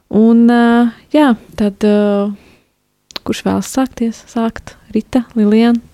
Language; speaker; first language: Latvian; native; Latvian